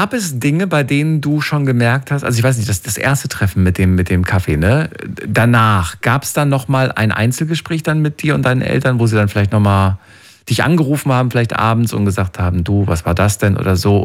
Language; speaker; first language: German; native; German